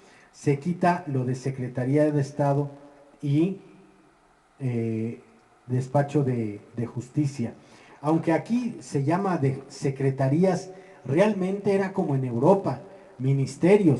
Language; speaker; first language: Spanish; native; Spanish